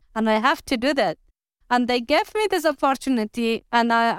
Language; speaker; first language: English; non-native, learner; Persian